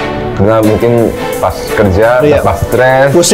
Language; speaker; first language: Indonesian; non-native, fluent; Korean